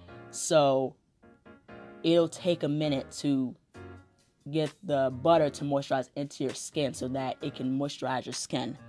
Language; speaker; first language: English; native; English